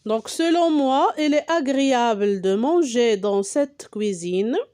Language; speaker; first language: French; non-native, local second language; Arabic